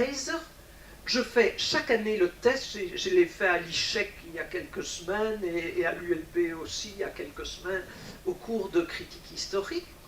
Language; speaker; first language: French; native; French